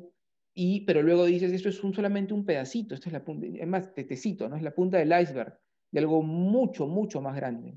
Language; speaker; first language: Spanish; native; Spanish